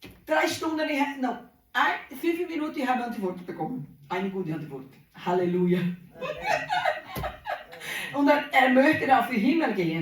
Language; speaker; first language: German; non-native, learner; Portuguese